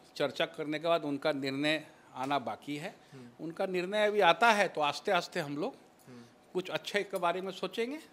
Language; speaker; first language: Hindi; native; Hindi